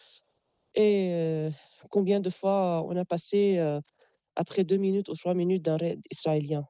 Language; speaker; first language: French; non-native, local second language; Arabic